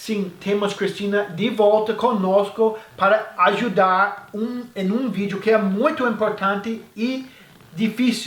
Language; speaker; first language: Portuguese; non-native, fluent; English